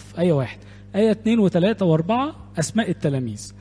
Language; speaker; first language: Arabic; native; Arabic